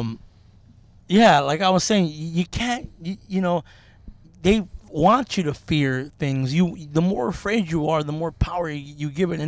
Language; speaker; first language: English; native; English